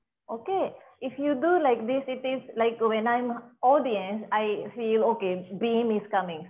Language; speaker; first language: English; non-native, fluent; Japanese